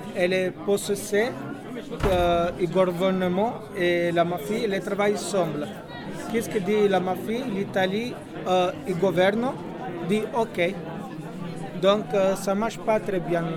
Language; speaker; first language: French; non-native, learner; Albanian